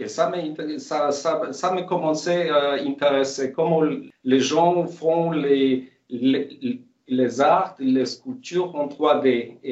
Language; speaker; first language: French; non-native, fluent; Polish